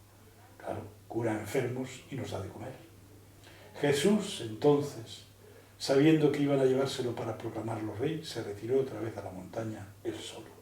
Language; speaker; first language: Spanish; native; Spanish